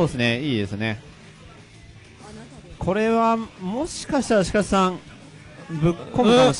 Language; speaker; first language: Japanese; native; Japanese